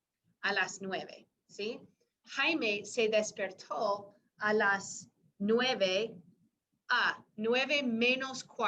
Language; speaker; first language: Spanish; non-native, fluent; English